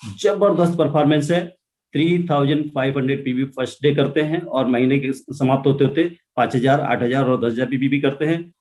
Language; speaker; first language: Hindi; native; Hindi